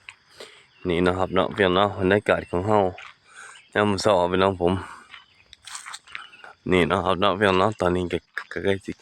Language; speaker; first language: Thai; non-native, local second language; Northeastern Thai